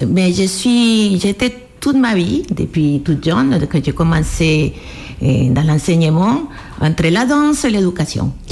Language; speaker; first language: French; non-native, fluent; Spanish